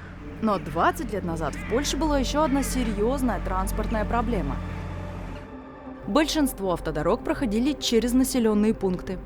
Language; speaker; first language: Russian; native; Russian